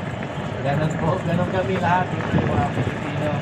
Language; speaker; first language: Filipino; native; Filipino